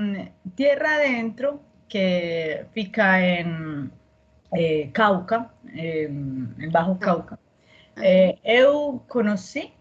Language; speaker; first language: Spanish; non-native, learner; Portuguese